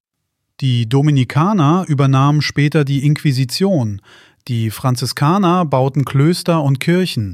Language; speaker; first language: German; native; German